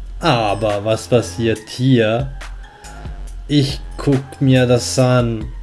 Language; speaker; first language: German; non-native, fluent; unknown